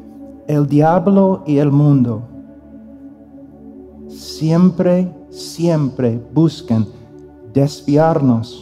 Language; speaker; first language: Spanish; non-native, fluent; English